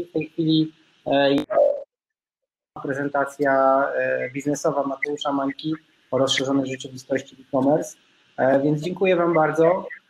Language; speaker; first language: Polish; native; Polish